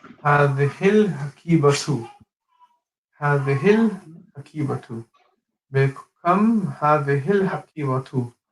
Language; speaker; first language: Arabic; non-native, learner; English